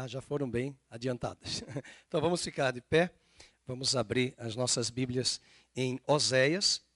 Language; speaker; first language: Portuguese; native; Portuguese